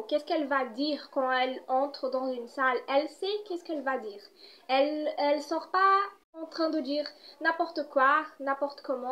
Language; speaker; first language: French; non-native, fluent; Portuguese